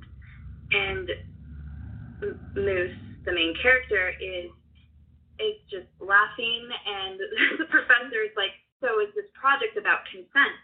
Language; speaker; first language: English; native; English